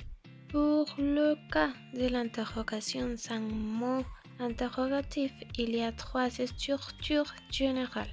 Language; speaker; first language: French; non-native, learner; Spanish